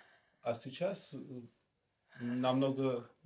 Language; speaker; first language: Russian; non-native, learner; Armenian